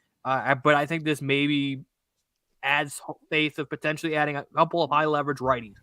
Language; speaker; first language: English; native; English